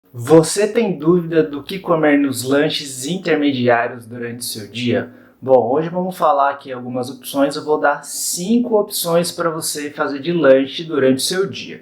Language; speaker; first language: Portuguese; native; Portuguese